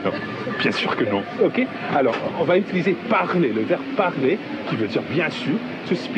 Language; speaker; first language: French; non-native, fluent; English